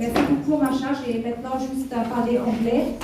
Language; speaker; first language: French; non-native, fluent; German